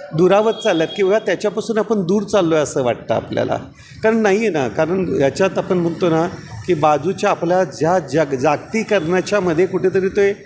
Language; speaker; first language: Marathi; native; Marathi